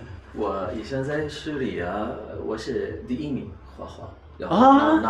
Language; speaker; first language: Chinese; non-native, fluent; Arabic